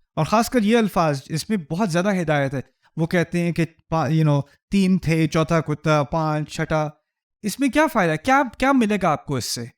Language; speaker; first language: Urdu; early bilingual, heritage; Urdu